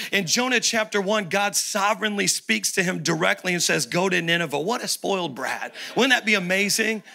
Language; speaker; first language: English; native; English